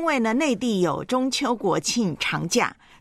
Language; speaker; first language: Chinese; native; Chinese